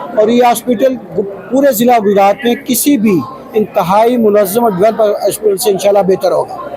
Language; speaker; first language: Urdu; non-native, local second language; Punjabi